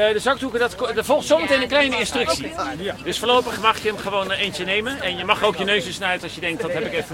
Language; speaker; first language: Dutch; native; Dutch